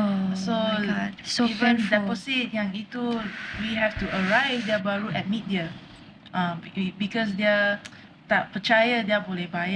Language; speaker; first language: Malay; non-native, local second language; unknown